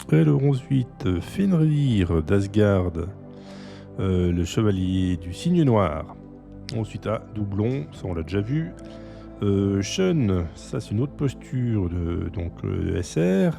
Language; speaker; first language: French; native; French